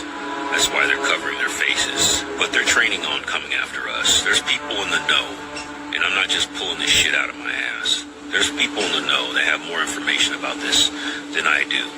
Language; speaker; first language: English; native; English